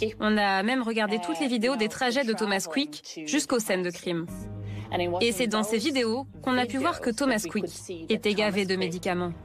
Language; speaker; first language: French; native; French